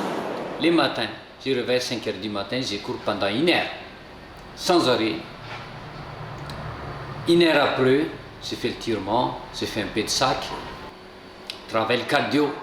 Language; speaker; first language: French; non-native, local second language; Malagasy